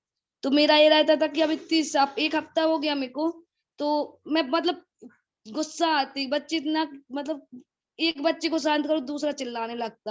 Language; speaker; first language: Hindi; native; Hindi